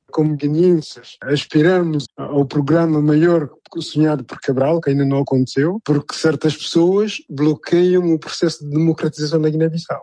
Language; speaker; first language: Portuguese; non-native, local second language; Upper Guinea Crioulo